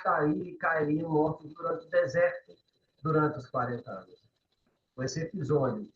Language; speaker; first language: Portuguese; native; Portuguese